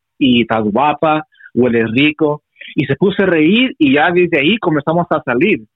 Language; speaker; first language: Spanish; early bilingual, heritage; Spanish